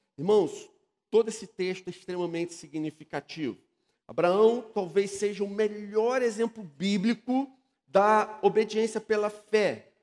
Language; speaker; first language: Portuguese; native; Portuguese